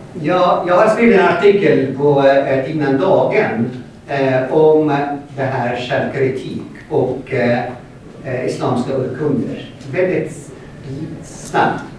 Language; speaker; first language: Swedish; non-native, fluent; Arabic